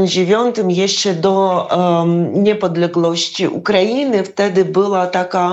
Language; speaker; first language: Polish; non-native, fluent; Ukrainian